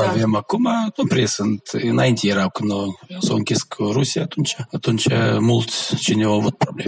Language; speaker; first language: Romanian; non-native, local second language; Gagauz